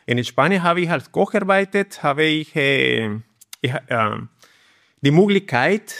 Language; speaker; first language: German; non-native, learner; Spanish